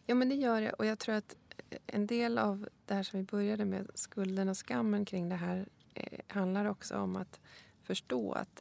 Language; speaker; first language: Swedish; native; Swedish